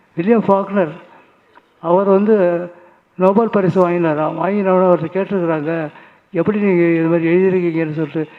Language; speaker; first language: Tamil; native; Tamil